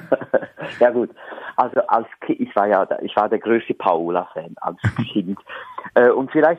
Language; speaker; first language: German; native; German